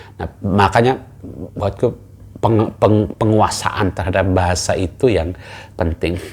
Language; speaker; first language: Indonesian; non-native, local second language; Banjar